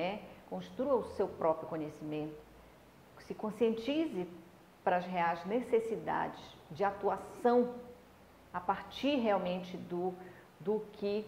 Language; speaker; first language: Portuguese; native; Portuguese